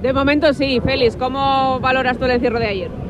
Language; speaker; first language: Spanish; native; Spanish